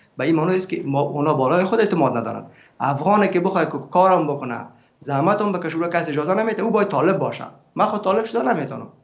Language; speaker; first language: Persian; native; Persian